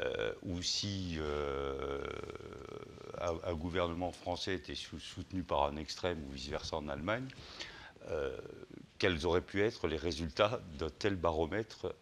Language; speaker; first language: French; native; French